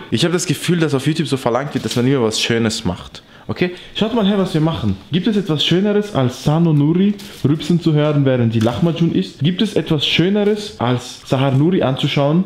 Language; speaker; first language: German; early bilingual, other home language; Persian